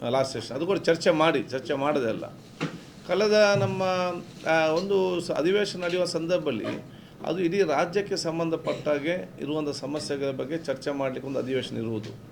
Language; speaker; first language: Kannada; non-native, local second language; Badaga